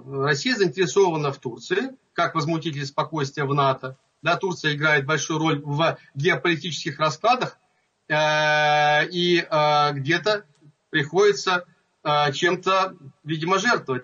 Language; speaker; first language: Russian; native; Russian